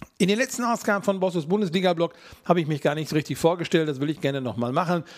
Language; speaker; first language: German; native; German